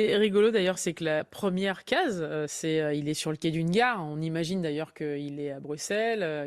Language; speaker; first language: French; native; French